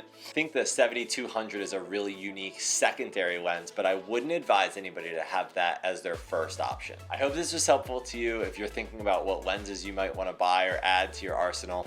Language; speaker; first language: English; native; English